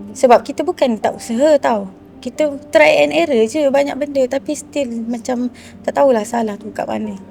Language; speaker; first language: Malay; native; Malay